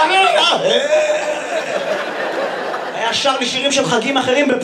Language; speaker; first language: Hebrew; native; Hebrew